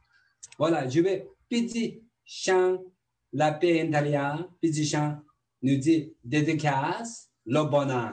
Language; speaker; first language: French; non-native, learner; Tibetan